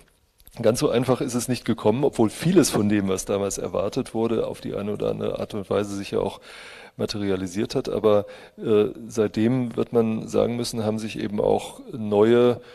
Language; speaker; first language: German; native; German